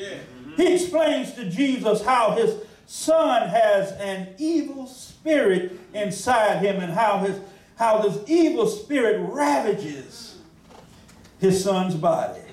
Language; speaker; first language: English; native; English